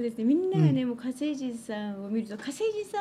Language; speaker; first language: Japanese; native; Japanese